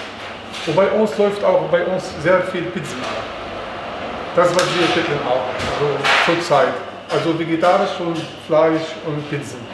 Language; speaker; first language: German; non-native, learner; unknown